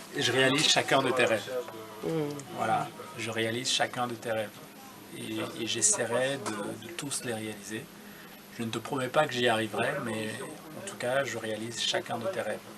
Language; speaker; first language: French; non-native, local second language; Duala